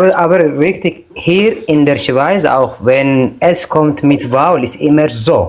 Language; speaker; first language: German; non-native, learner; Amharic